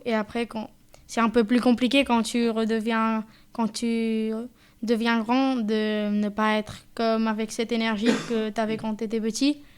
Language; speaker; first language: French; non-native, fluent; Spanish